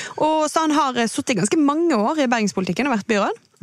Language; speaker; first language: Norwegian; native; Norwegian